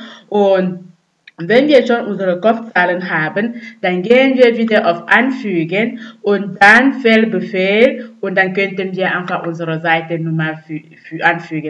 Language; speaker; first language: German; non-native, fluent; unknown